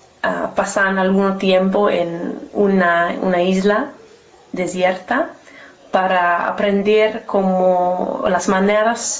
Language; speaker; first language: Spanish; non-native, learner; English